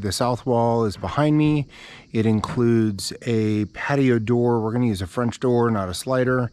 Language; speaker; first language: English; native; English